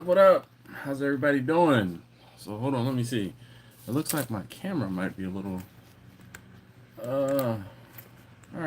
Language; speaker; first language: English; native; English